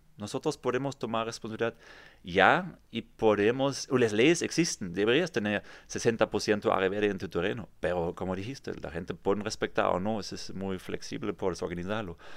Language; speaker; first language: Spanish; non-native, fluent; German